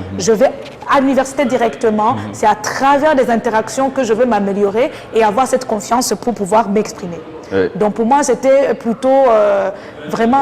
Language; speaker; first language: French; non-native, local second language; Kinyarwanda